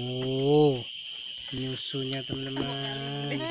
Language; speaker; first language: Indonesian; native; Indonesian